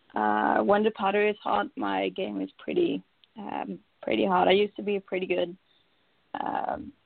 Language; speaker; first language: English; non-native, fluent; Swedish